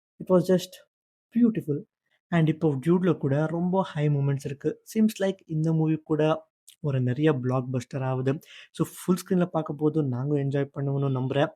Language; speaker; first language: Tamil; non-native, learner; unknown